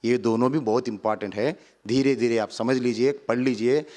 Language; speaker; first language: Hindi; non-native, local second language; Telugu